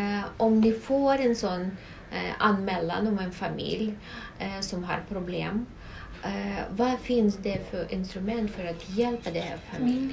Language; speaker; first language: Swedish; non-native, fluent; Russian